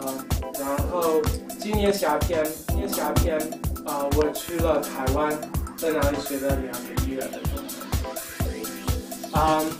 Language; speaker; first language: Chinese; non-native, learner; English